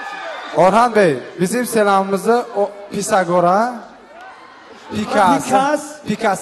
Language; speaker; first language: Turkish; non-native, fluent; Tajik